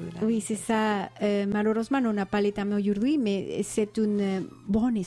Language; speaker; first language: French; non-native, fluent; Spanish